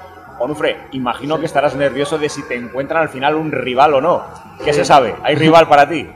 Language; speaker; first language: Spanish; native; Spanish